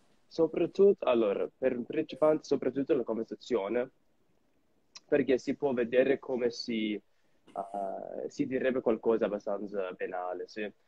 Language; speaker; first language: Italian; non-native, fluent; English